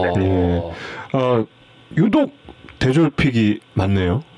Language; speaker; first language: Korean; native; Korean